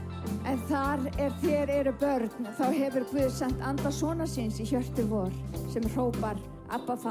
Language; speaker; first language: Icelandic; non-native, fluent; English